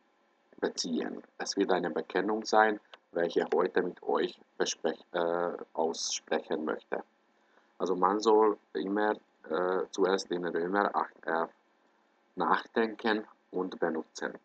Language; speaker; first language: German; non-native, fluent; Hungarian